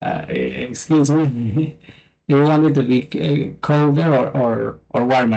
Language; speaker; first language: English; non-native, fluent; Spanish